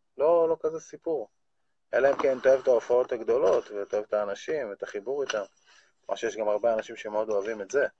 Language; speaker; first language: Hebrew; native; Hebrew